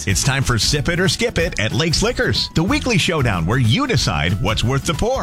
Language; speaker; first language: English; native; English